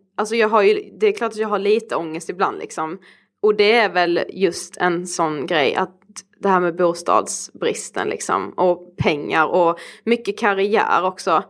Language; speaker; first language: Swedish; native; Swedish